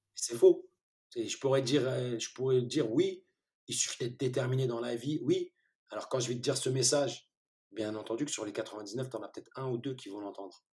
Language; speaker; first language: French; early bilingual, other home language; Turkish